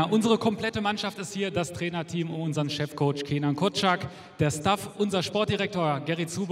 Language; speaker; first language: German; native; German